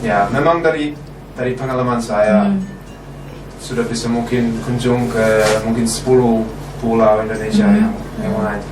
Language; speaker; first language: Indonesian; non-native, fluent; English